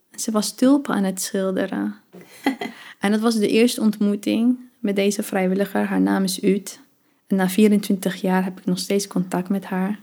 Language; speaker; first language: Dutch; early bilingual, other home language; Arabic